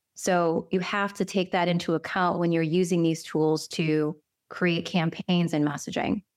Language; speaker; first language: English; native; English